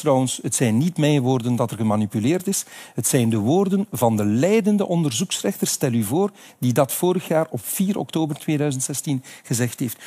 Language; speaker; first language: Dutch; native; Dutch